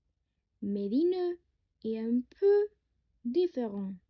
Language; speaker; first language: French; non-native, learner; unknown